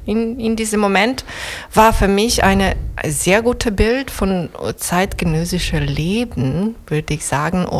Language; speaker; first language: German; non-native, fluent; Serbian